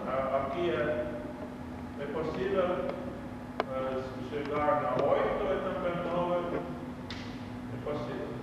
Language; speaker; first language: Portuguese; non-native, learner; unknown